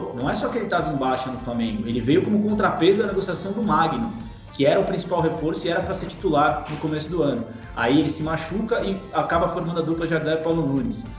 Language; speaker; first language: Portuguese; native; Portuguese